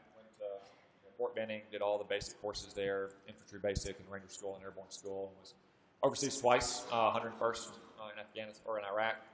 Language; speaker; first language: English; native; English